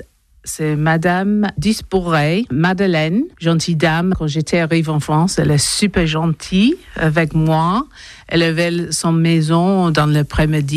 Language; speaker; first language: French; non-native, learner; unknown